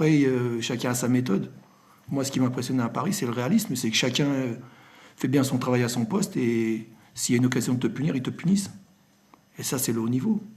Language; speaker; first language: French; native; French